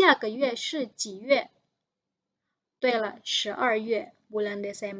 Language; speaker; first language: Chinese; non-native, fluent; Indonesian